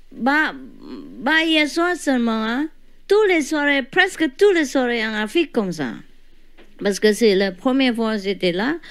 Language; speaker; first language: French; non-native, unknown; Vietnamese